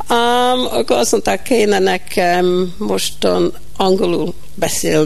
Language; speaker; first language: Hungarian; early bilingual, heritage; Hungarian